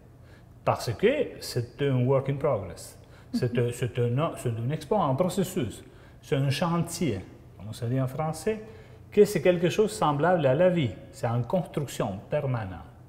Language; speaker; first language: French; non-native, fluent; Spanish